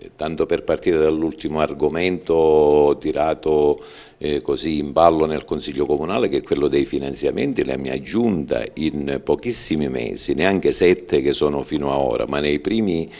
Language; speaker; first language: Italian; native; Italian